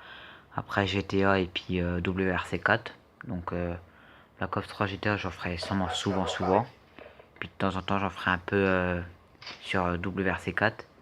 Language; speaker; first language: French; native; French